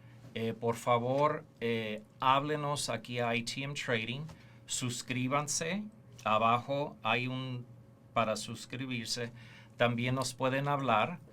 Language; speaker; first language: Spanish; early bilingual, heritage; Spanish